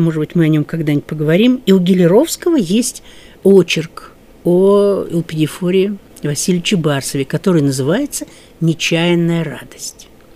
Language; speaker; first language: Russian; native; Russian